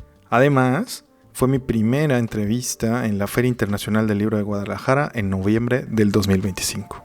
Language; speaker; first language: Spanish; native; Spanish